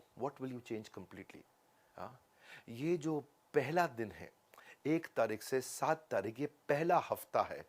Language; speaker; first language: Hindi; native; Hindi